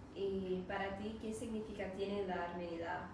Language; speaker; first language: Spanish; non-native, learner; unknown